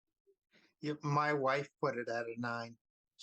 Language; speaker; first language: English; native; English